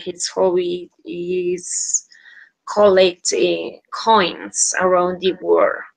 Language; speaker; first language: English; non-native, learner; Spanish